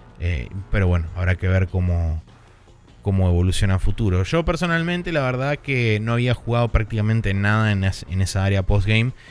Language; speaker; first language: Spanish; native; Spanish